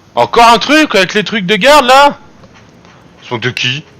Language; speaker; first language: French; native; French